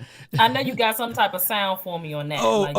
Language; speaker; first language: English; native; English